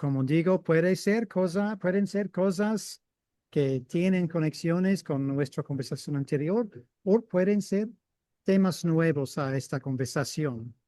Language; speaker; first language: Spanish; non-native, fluent; English